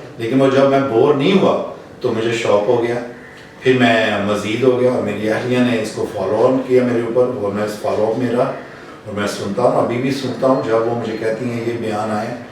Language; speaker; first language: Urdu; non-native, local second language; Punjabi